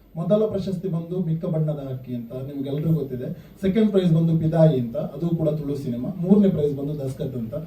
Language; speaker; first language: Kannada; non-native, local second language; Tulu